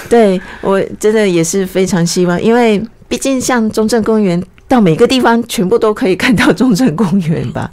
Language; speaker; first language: Chinese; early bilingual, other home language; Japanese